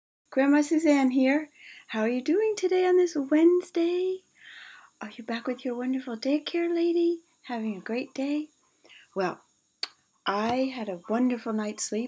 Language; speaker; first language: English; native; English